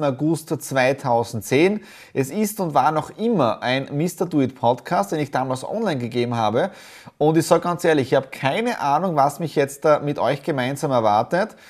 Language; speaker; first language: German; native; German